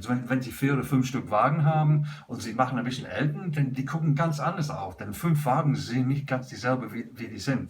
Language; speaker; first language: German; non-native, learner; English